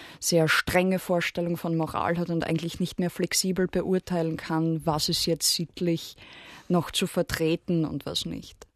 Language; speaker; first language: German; native; German